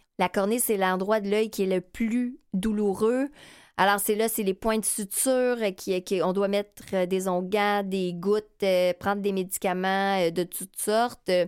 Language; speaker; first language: French; native; French